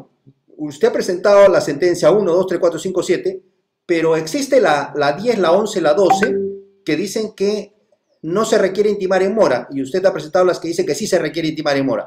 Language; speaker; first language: Spanish; native; Spanish